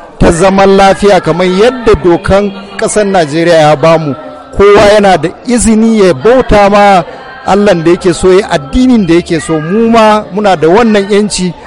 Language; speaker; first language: Hausa; non-native, local second language; Fula